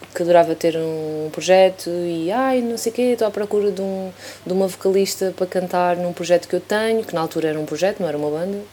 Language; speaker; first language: Portuguese; native; Portuguese